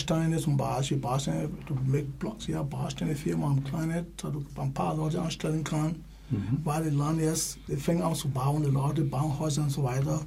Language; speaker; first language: German; non-native, learner; English